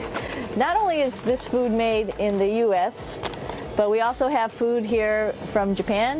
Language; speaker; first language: English; native; English